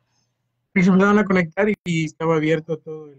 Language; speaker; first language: Spanish; native; Spanish